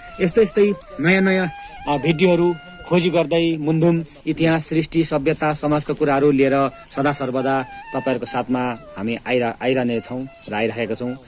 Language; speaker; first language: Nepali; non-native, local second language; Limbu